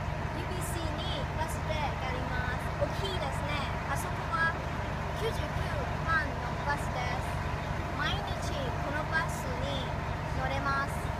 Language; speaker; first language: Japanese; non-native, learner; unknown